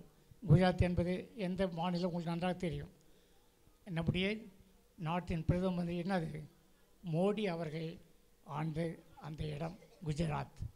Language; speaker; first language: Tamil; native; Tamil